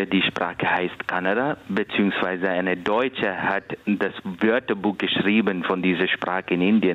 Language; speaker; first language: German; non-native, fluent; Kannada